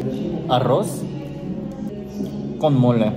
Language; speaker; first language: Spanish; non-native, learner; Korean